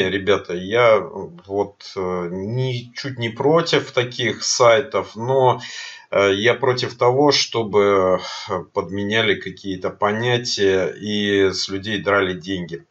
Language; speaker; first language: Russian; native; Russian